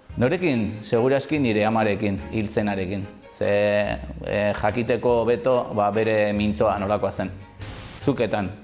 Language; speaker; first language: Basque; non-native, local second language; Spanish